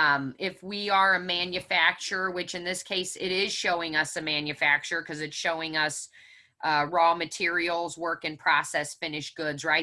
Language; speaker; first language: English; native; English